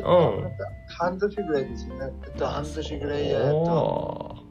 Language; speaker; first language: Japanese; non-native, learner; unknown